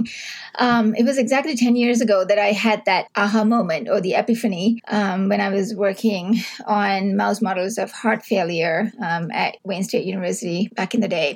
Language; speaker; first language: English; non-native, local second language; Sinhala